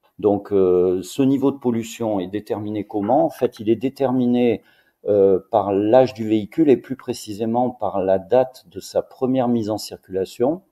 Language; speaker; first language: French; native; French